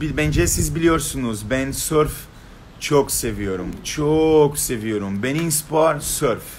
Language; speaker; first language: Turkish; non-native, learner; Portuguese